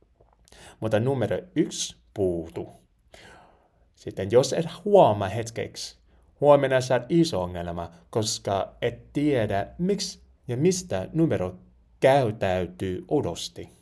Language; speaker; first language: Finnish; non-native, learner; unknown